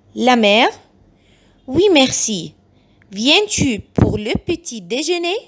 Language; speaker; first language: French; non-native, fluent; Arabic